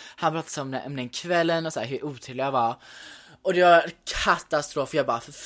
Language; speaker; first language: Swedish; early bilingual, heritage; Swedish